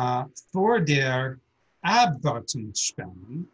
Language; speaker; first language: German; non-native, learner; English